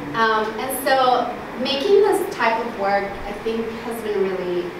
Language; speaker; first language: English; early bilingual, other home language; Spanish